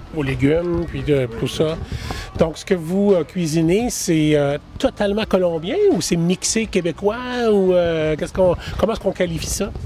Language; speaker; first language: French; native; French